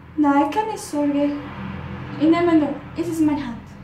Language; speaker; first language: German; non-native, learner; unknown